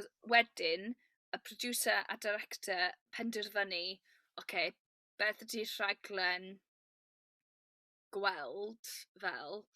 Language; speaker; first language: Welsh; non-native, learner; English